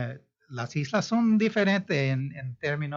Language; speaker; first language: Spanish; non-native, fluent; English